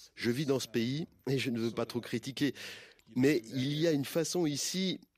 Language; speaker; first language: French; non-native, fluent; English